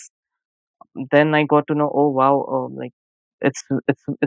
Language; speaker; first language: English; non-native, local second language; Urdu